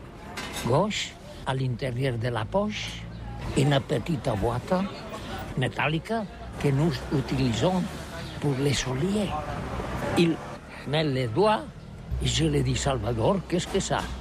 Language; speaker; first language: French; non-native, learner; Catalan